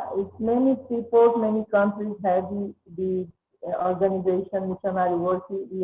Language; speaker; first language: English; non-native, learner; Portuguese